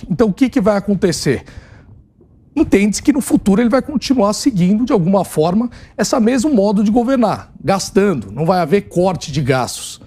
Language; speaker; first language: Portuguese; native; Portuguese